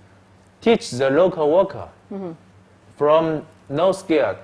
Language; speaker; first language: English; non-native, learner; Chinese